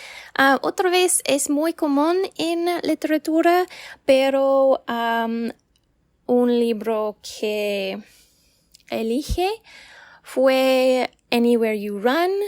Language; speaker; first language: Spanish; non-native, learner; English